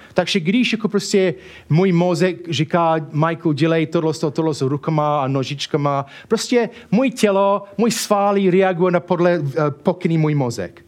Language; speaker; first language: Czech; non-native, fluent; English